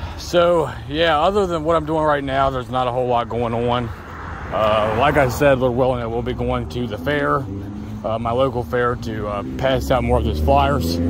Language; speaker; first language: English; native; English